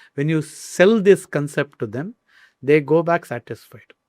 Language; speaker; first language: English; non-native, local second language; Kannada